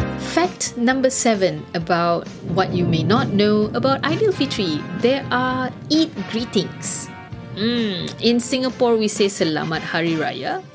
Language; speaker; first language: English; non-native, local second language; Malay